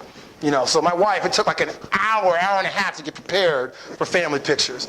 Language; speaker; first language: English; native; English